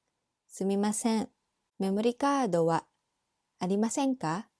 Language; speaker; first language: Japanese; non-native, fluent; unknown